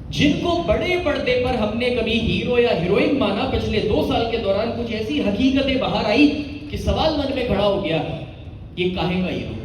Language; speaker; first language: Hindi; non-native, local second language; Gujarati